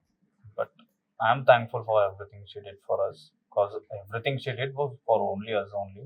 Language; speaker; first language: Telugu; non-native, local second language; Kannada